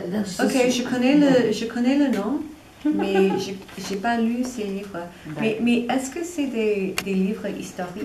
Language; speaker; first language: French; non-native, fluent; English